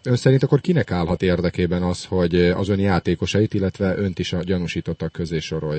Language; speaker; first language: Hungarian; native; Hungarian